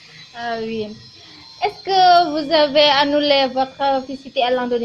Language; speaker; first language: French; non-native, learner; Indonesian